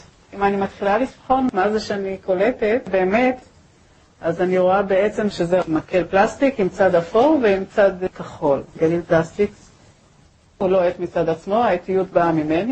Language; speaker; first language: Hebrew; native; Hebrew